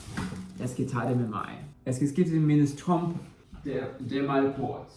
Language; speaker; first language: Danish; non-native, learner; Russian